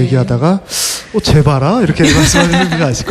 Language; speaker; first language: Korean; native; Korean